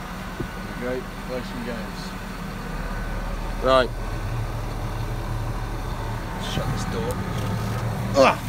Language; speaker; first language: English; native; English